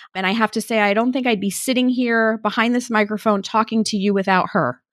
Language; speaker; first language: English; native; English